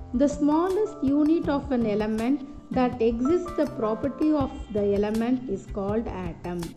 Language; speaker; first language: English; non-native, local second language; Tamil